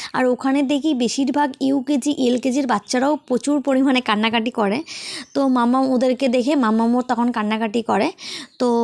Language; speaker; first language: Bangla; native; Bangla